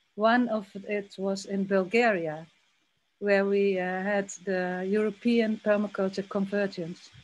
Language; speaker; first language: English; non-native, fluent; Dutch